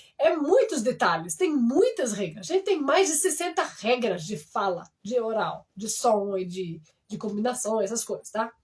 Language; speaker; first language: Portuguese; non-native, fluent; French